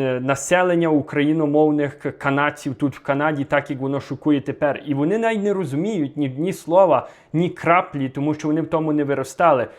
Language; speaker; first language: Ukrainian; native; Ukrainian